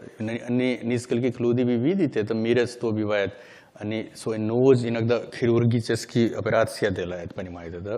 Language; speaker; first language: Russian; non-native, learner; Hindi